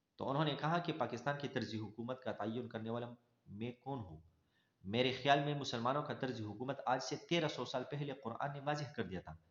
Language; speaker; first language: Urdu; non-native, local second language; Pashto